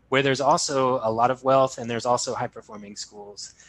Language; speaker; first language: English; native; English